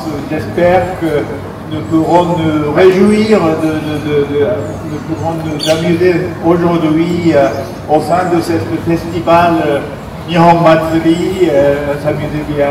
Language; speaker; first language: French; non-native, fluent; Japanese